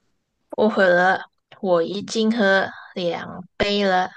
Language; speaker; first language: Chinese; non-native, learner; Indonesian